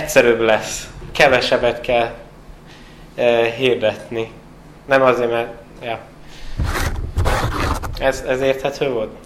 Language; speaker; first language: Hungarian; non-native, fluent; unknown